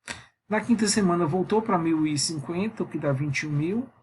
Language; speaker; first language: Portuguese; native; Portuguese